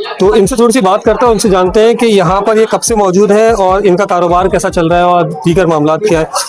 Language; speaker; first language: Urdu; native; Urdu